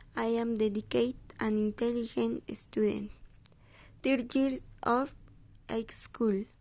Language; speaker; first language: English; non-native, learner; Spanish